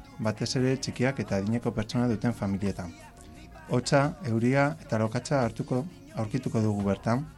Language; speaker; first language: Basque; non-native, local second language; Spanish